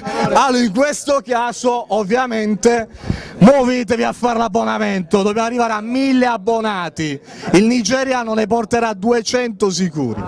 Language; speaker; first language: Italian; native; Italian